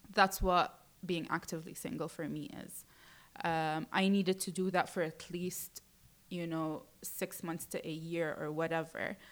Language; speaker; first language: English; early bilingual, other home language; Arabic